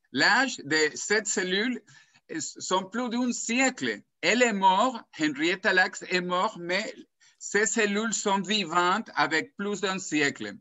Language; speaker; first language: French; non-native, fluent; Spanish